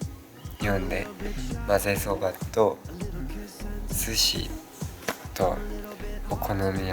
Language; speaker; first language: Japanese; non-native, learner; Korean